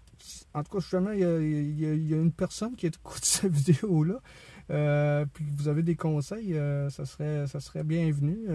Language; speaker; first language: French; native; French